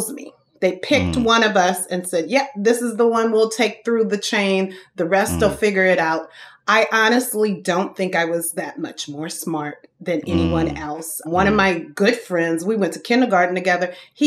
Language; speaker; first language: English; native; English